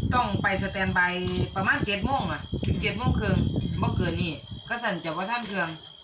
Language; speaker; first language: Thai; native; Thai